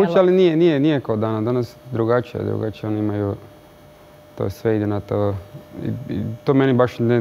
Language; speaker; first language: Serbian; non-native, learner; Portuguese